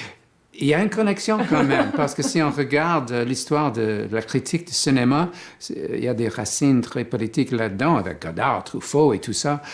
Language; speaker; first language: French; non-native, fluent; English